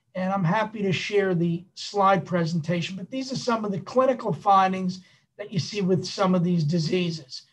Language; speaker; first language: English; native; English